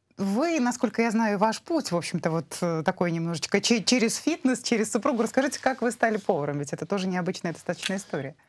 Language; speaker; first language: Russian; native; Russian